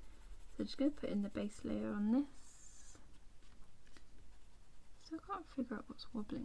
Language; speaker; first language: English; native; English